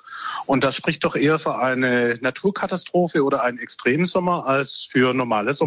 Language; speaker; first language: German; native; German